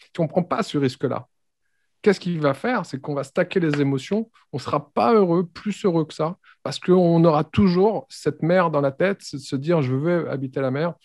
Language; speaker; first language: French; native; French